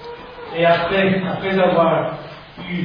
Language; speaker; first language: French; non-native, fluent; English